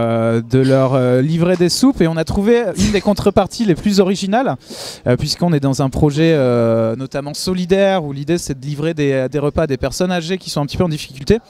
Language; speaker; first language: French; native; French